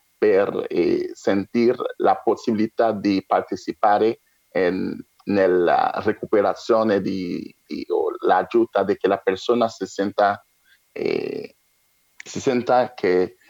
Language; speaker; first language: Italian; non-native, learner; French